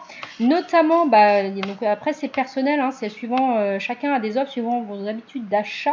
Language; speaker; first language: French; native; French